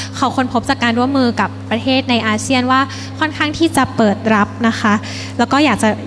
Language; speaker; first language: Thai; native; Thai